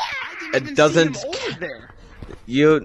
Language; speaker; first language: English; native; English